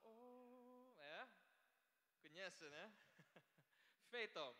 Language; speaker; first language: Portuguese; non-native, learner; Filipino